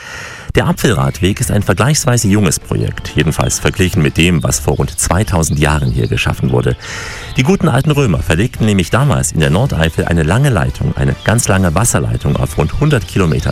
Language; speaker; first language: German; native; German